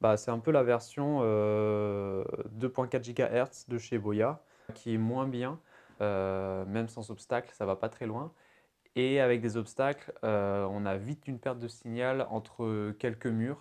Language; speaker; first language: French; native; French